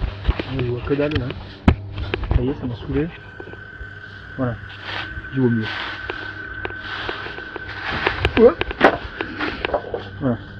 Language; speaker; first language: French; native; French